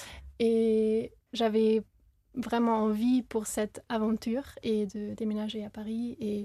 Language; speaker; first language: French; non-native, fluent; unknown